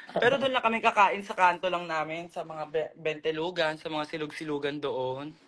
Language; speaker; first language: Filipino; native; Filipino